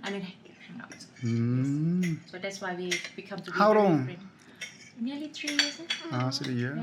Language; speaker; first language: English; non-native, learner; Thai